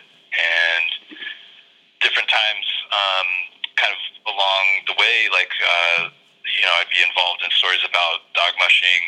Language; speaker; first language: English; native; English